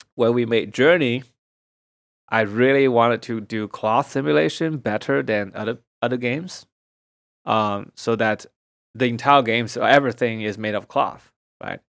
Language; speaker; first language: English; non-native, fluent; Chinese